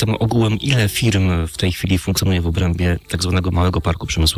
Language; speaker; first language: Polish; native; Polish